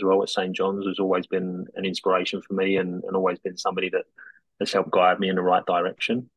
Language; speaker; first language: English; native; English